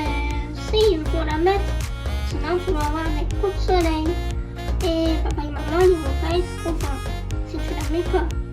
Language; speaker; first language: French; native; French